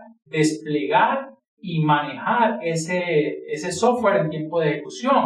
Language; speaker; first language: Spanish; native; Spanish